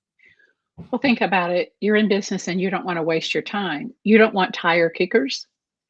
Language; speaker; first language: English; native; English